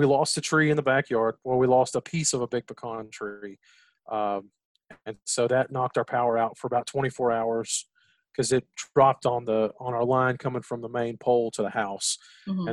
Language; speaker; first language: English; native; English